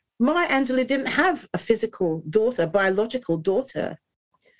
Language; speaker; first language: English; native; English